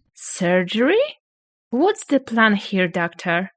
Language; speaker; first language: English; non-native, fluent; Polish